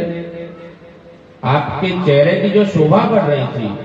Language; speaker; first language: Hindi; non-native, local second language; Gujarati